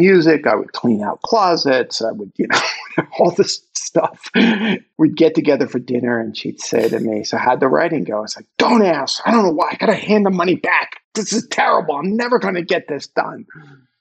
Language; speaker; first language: English; native; English